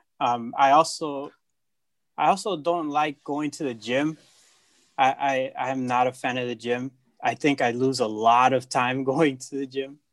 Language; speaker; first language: English; native; English